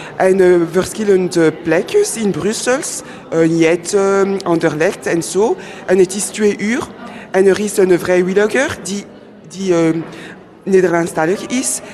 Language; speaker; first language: Dutch; non-native, local second language; French